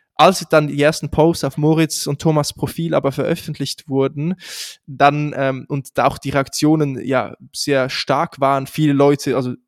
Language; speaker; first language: German; native; German